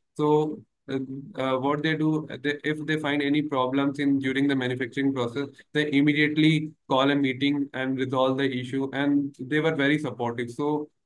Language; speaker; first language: English; non-native, local second language; Hindi